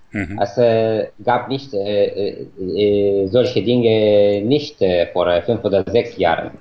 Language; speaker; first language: German; non-native, fluent; Russian